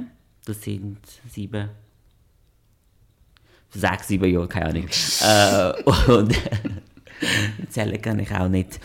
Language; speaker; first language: German; non-native, fluent; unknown